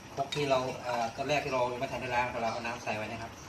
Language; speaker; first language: Thai; native; Thai